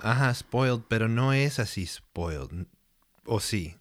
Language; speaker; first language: Spanish; early bilingual, heritage; Spanish